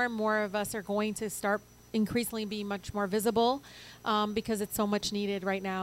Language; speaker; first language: English; early bilingual, other home language; Arabic